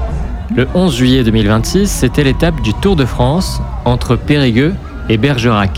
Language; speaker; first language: French; native; French